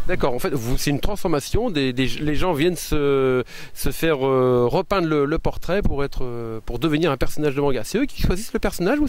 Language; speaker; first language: French; native; French